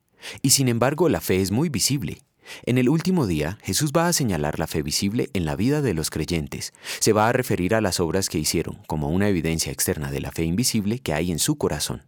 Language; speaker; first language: Spanish; native; Spanish